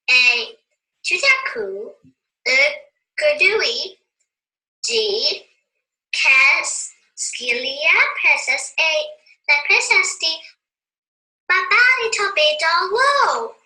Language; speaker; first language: French; non-native, learner; English